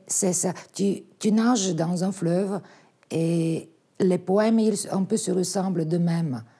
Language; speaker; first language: French; non-native, fluent; Bulgarian